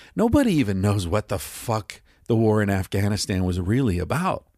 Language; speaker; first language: English; native; English